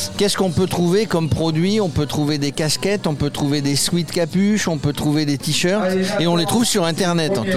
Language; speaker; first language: French; native; French